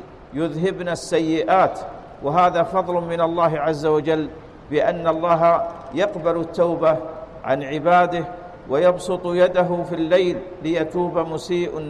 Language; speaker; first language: Arabic; native; Arabic